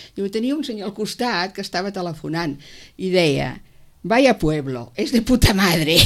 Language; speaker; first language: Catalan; native; Catalan